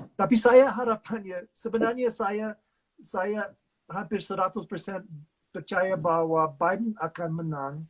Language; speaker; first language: Indonesian; non-native, fluent; English